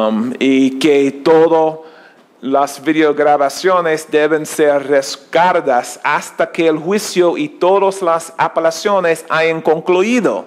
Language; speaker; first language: Spanish; non-native, learner; English